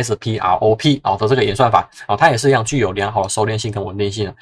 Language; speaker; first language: Chinese; native; Chinese